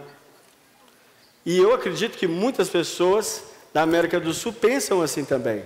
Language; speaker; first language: Portuguese; native; Portuguese